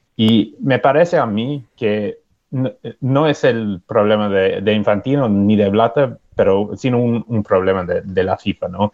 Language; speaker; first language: Spanish; non-native, fluent; English